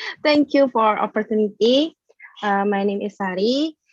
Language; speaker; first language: English; non-native, learner; Indonesian